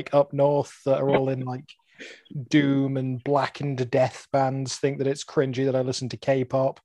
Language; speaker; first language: English; native; English